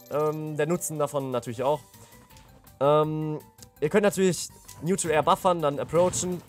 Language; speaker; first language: German; native; German